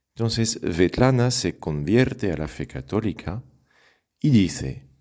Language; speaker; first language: Spanish; non-native, fluent; French